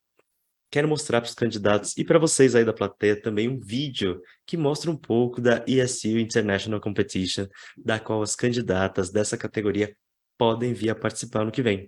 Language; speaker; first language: Portuguese; native; Portuguese